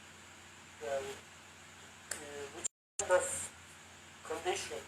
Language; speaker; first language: English; non-native, learner; Turkish